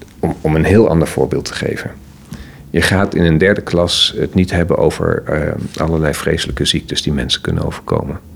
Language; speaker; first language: Dutch; native; Dutch